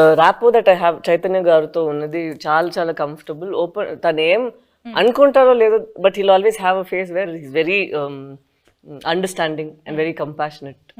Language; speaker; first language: Telugu; non-native, fluent; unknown